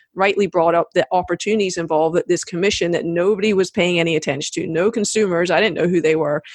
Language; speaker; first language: English; native; English